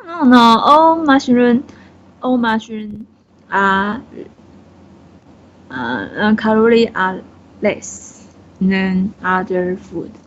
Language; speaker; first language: English; non-native, learner; Chinese